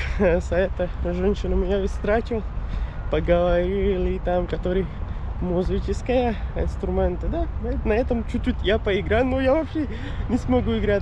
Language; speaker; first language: Russian; non-native, learner; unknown